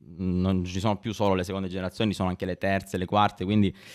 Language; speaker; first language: Italian; native; Italian